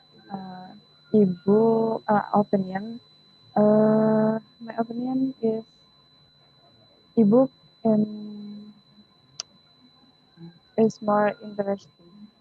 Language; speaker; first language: English; non-native, learner; Indonesian